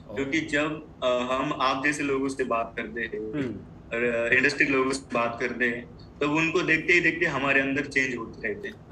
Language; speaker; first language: Hindi; non-native, local second language; Marathi